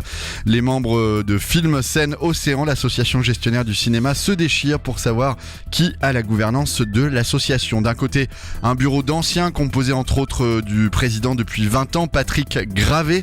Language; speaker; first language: French; native; French